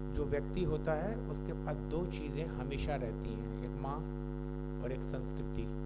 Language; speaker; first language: Hindi; non-native, local second language; Punjabi